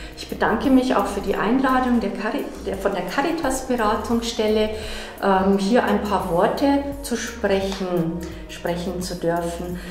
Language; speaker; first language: German; native; German